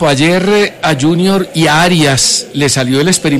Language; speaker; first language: Spanish; native; Spanish